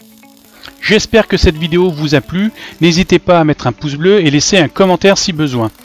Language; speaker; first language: French; native; French